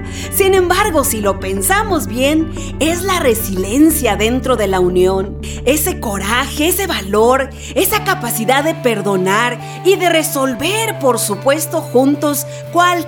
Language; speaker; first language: Spanish; native; Spanish